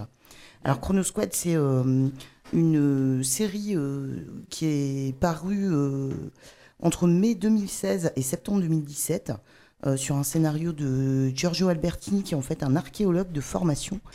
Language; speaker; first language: French; native; French